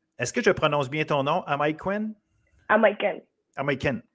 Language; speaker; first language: French; native; French